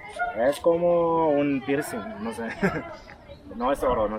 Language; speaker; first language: Spanish; non-native, learner; English